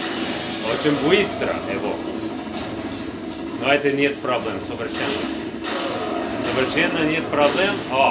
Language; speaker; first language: Russian; non-native, learner; English